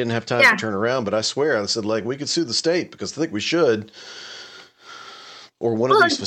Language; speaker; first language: English; native; English